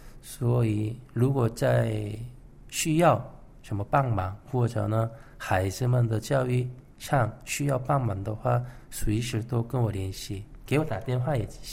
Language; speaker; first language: Chinese; non-native, fluent; Korean